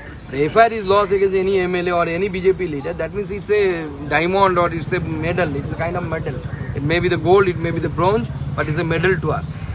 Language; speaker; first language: English; non-native, local second language; Bangla